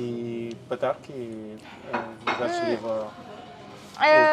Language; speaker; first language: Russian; non-native, learner; English